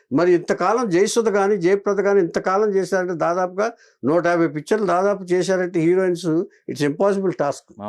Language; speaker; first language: Telugu; native; Telugu